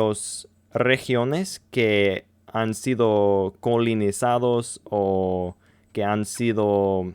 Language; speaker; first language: Spanish; non-native, learner; English